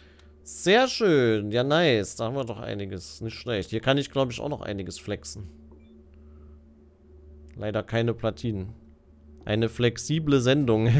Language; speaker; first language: German; native; German